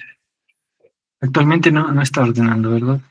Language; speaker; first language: Spanish; native; Spanish